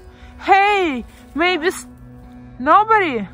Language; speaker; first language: English; non-native, learner; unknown